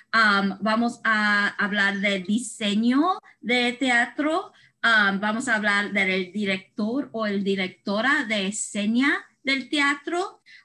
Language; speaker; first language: Spanish; non-native, fluent; English